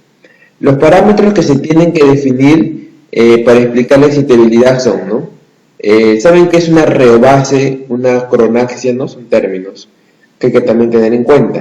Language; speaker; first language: Spanish; native; Spanish